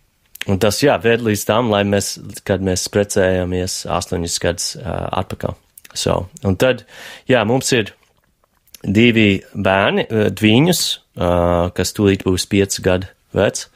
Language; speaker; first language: Latvian; non-native, fluent; English